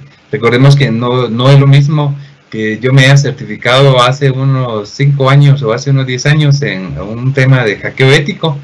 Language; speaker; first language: Spanish; native; Spanish